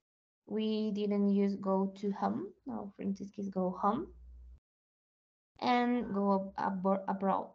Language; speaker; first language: English; non-native, learner; Spanish